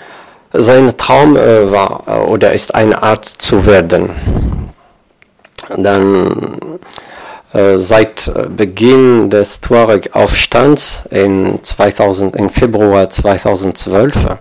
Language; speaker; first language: German; non-native, learner; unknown